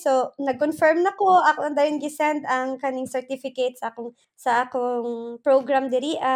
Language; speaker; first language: Filipino; non-native, local second language; Surigaonon